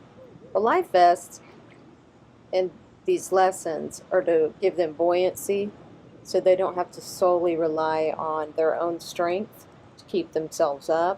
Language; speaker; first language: English; native; English